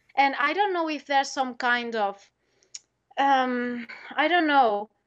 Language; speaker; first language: English; non-native, fluent; Spanish